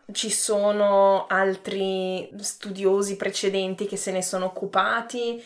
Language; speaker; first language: Italian; native; Italian